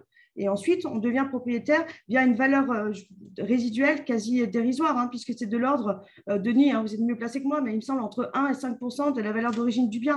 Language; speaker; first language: French; native; French